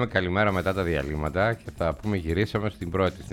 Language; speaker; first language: Greek; native; Greek